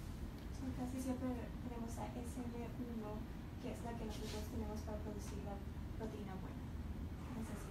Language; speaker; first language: Spanish; early bilingual, heritage; Spanish